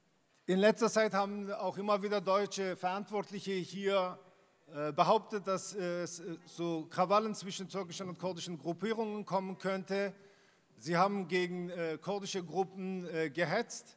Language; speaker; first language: German; non-native, fluent; Kurdish